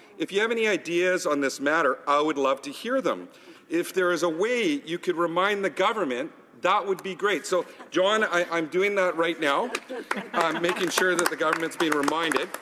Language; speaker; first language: English; native; English